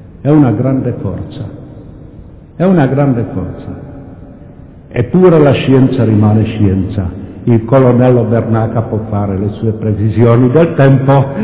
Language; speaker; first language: Italian; non-native, fluent; Czech